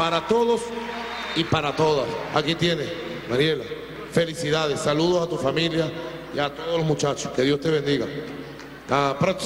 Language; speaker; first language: Spanish; native; Spanish